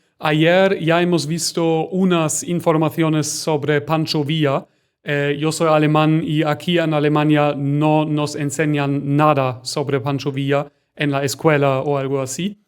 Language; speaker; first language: Spanish; non-native, fluent; German